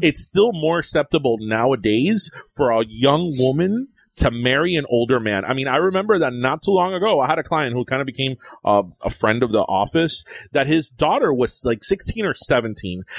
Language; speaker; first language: English; early bilingual, other home language; Spanish